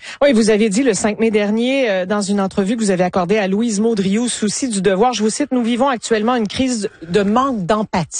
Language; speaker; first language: French; native; French